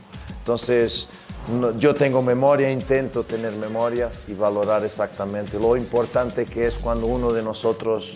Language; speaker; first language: Spanish; non-native, fluent; Portuguese